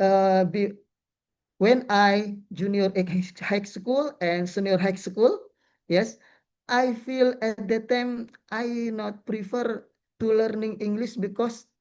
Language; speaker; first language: English; non-native, learner; Indonesian